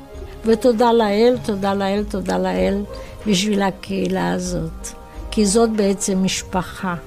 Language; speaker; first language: Hebrew; non-native, fluent; Romanian